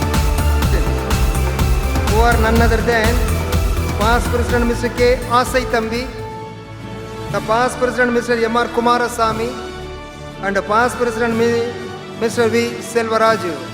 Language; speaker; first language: English; non-native, local second language; Tamil